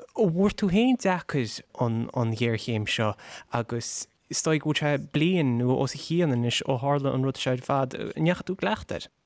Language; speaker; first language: Irish; native; Irish